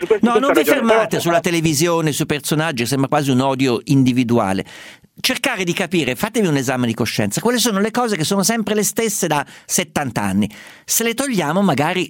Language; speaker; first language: Italian; native; Italian